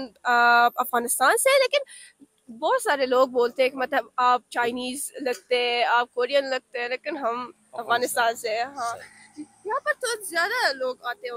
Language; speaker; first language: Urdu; non-native, learner; Persian